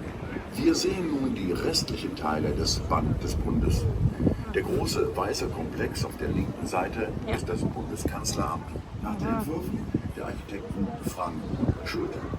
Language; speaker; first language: German; native; German